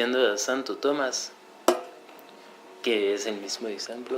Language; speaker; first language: Spanish; non-native, fluent; French